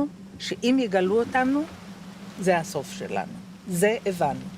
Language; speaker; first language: Hebrew; early bilingual, other home language; Croatian